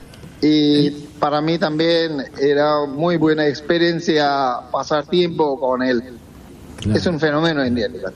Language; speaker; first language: Spanish; non-native, fluent; Bangla